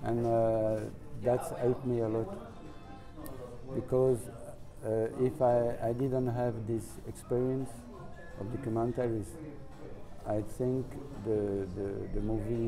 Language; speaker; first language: English; non-native, learner; French